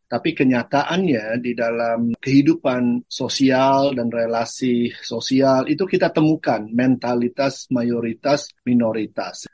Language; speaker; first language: Indonesian; native; Indonesian